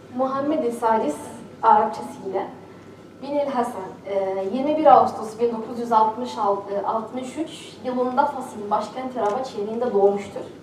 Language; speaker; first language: Turkish; non-native, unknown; Arabic